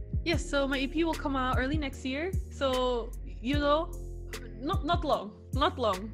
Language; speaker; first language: English; early bilingual, other home language; Indonesian